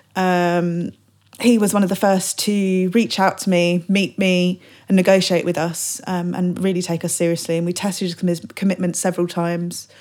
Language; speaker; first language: English; native; English